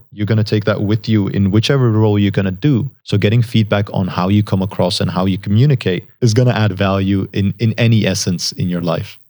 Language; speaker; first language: English; non-native, fluent; Dutch